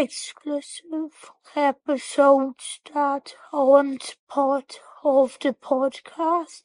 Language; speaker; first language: English; native; English